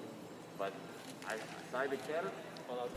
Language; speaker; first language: Indonesian; non-native, learner; English